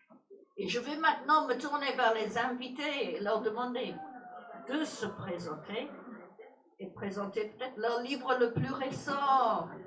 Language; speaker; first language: French; non-native, fluent; English